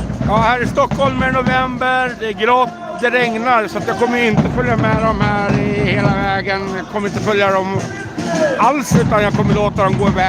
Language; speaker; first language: Swedish; native; Swedish